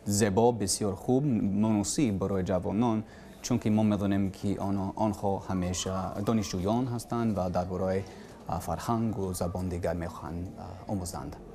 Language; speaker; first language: Persian; non-native, learner; English